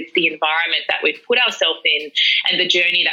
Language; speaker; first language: English; native; English